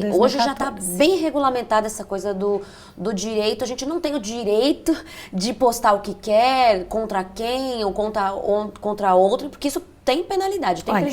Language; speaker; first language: Portuguese; native; Portuguese